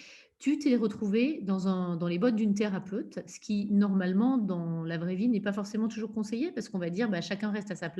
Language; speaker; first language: French; native; French